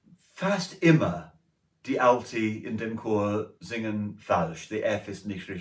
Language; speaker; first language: German; non-native, learner; English